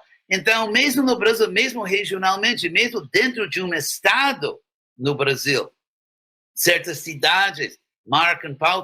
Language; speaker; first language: Portuguese; non-native, fluent; English